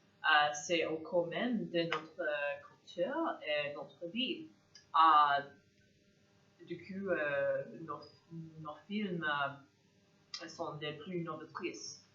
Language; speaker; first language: French; non-native, learner; English